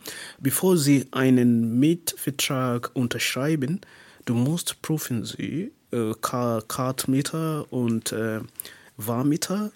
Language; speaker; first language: German; non-native, learner; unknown